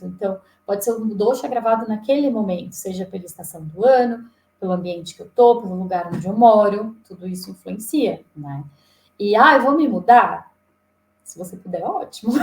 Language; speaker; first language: Portuguese; native; Portuguese